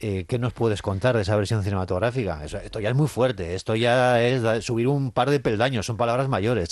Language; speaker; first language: Spanish; native; Spanish